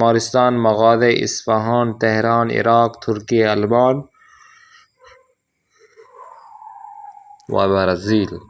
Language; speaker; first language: Persian; non-native, fluent; Urdu